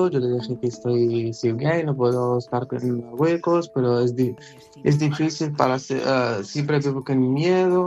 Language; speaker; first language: Spanish; non-native, learner; Arabic